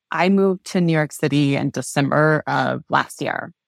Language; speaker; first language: English; native; English